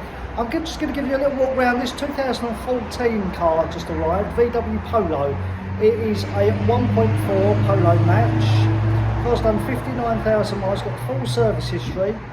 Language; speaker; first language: English; native; English